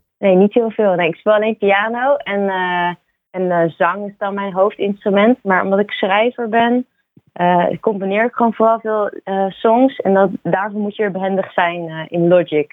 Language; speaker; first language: Dutch; native; Dutch